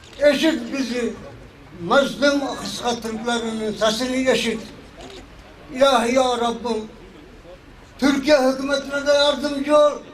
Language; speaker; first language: Turkish; early bilingual, heritage; Turkish